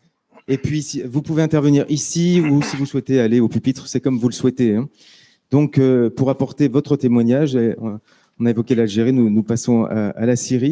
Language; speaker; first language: French; native; French